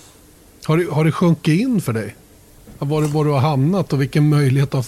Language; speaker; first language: Swedish; native; Swedish